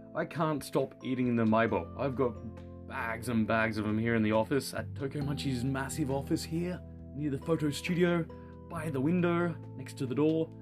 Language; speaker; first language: English; native; English